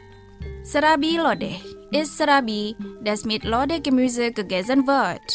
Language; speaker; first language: German; non-native, fluent; Indonesian